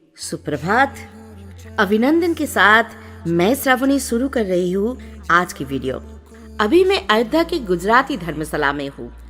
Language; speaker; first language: Hindi; non-native, local second language; Bangla